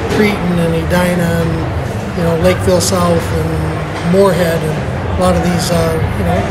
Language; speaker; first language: English; native; English